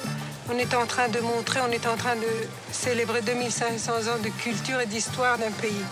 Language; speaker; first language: French; non-native, fluent; Persian